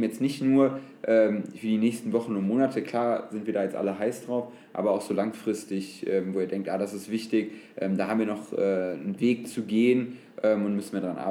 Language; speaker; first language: German; native; German